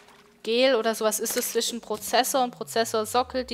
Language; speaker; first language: German; native; German